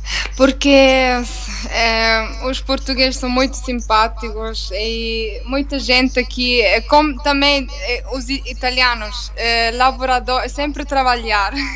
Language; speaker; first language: Portuguese; non-native, learner; Italian